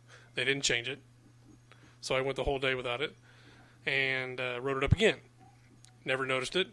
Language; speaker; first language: English; native; English